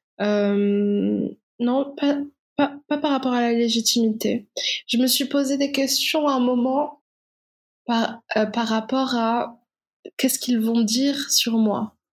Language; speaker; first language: French; non-native, local second language; Arabic